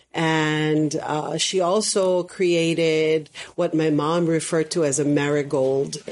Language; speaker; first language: English; native; English